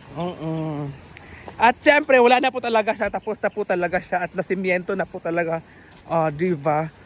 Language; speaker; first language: Filipino; native; Filipino